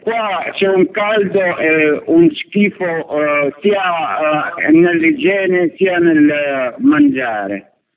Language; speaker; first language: Italian; non-native, fluent; Albanian